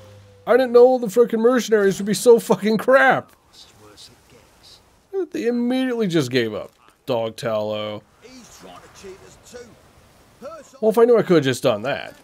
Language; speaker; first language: English; native; English